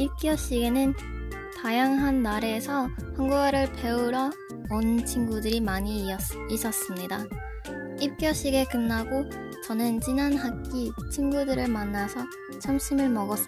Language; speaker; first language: Korean; non-native, learner; English